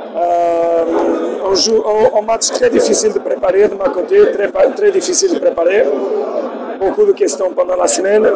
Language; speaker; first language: French; non-native, fluent; Portuguese